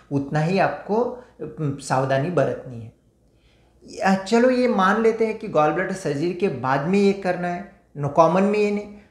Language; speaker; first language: Hindi; non-native, local second language; Marathi